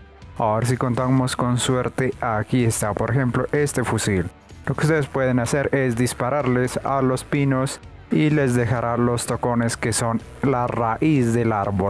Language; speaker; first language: Spanish; native; Spanish